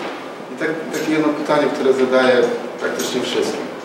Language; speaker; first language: Polish; native; Polish